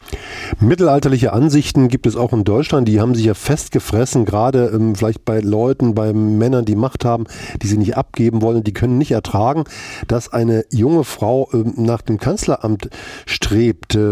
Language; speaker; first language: German; native; German